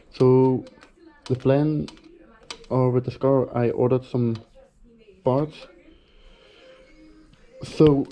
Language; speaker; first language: English; non-native, fluent; Dutch